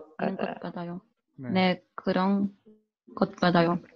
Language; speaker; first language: Korean; non-native, learner; Spanish